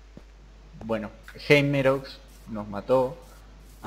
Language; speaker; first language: Spanish; native; Spanish